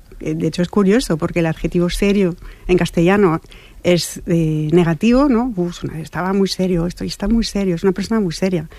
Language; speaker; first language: Spanish; non-native, fluent; French